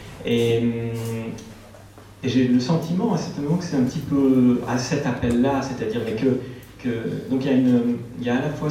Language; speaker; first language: French; native; French